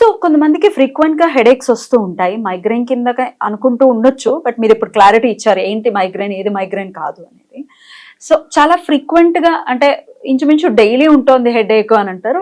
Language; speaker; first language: Telugu; native; Telugu